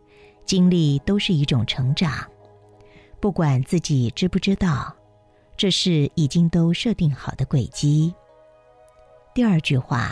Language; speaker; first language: Chinese; native; Chinese